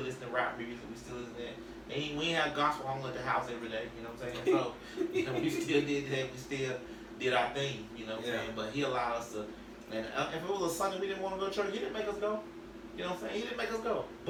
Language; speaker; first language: English; native; English